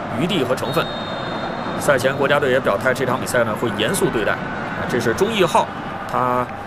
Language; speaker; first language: Chinese; native; Chinese